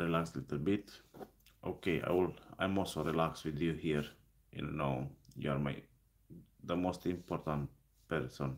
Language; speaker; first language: English; non-native, learner; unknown